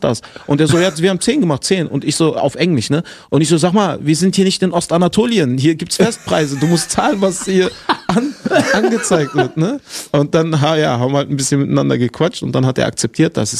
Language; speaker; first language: German; native; German